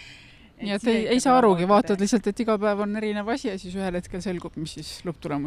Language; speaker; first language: Estonian; native; Estonian